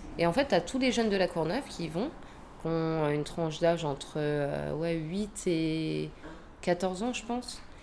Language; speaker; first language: French; native; French